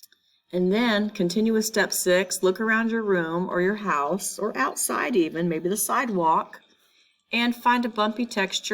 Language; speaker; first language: English; native; English